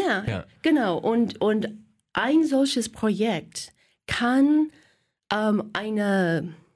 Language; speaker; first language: German; non-native, fluent; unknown